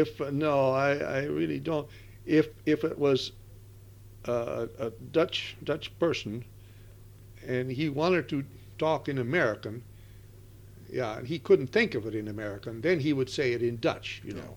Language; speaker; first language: English; early bilingual, other home language; Dutch